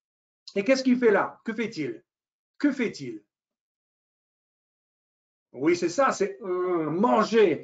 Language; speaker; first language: French; non-native, fluent; English